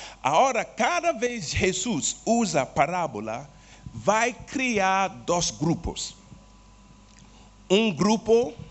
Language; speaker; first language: Portuguese; non-native, learner; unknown